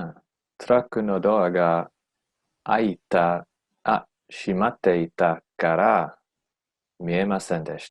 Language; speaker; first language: Japanese; non-native, learner; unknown